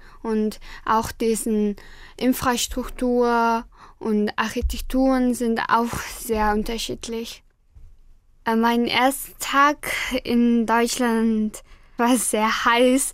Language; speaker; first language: German; non-native, learner; Mongolian